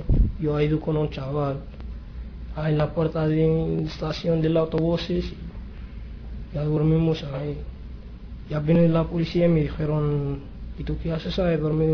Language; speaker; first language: Spanish; non-native, learner; Arabic